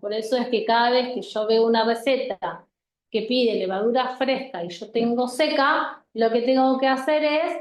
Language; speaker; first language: Spanish; native; Spanish